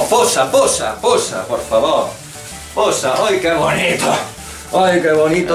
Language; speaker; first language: Spanish; native; Spanish